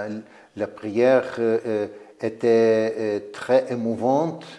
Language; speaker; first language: French; non-native, fluent; Ukrainian